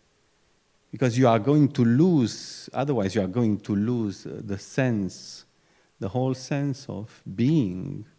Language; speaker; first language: English; non-native, fluent; Romanian